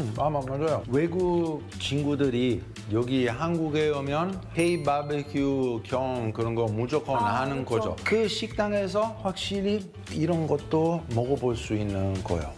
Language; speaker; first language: Korean; non-native, fluent; Italian